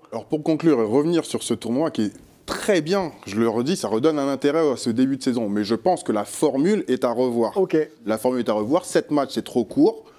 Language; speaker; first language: French; native; French